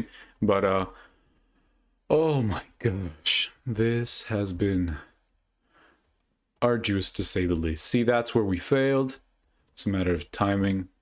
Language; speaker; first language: English; native; English